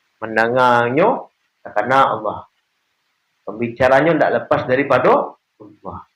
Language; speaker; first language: Malay; non-native, local second language; Minangkabau